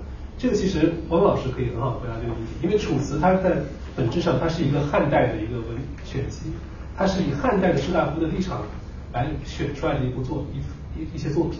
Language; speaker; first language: Chinese; native; Chinese